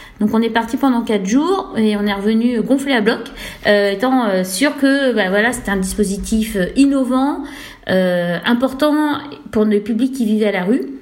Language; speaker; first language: French; native; French